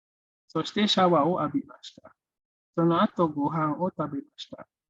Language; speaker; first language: Japanese; non-native, fluent; Indonesian